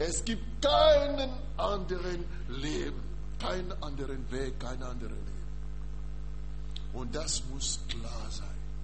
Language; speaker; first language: German; non-native, learner; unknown